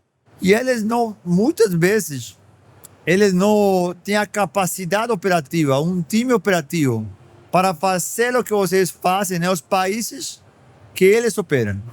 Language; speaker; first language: Portuguese; non-native, fluent; Spanish